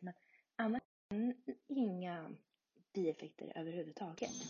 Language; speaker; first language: Swedish; non-native, fluent; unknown